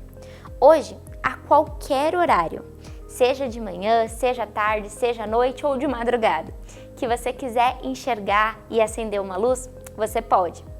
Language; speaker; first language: Portuguese; native; Portuguese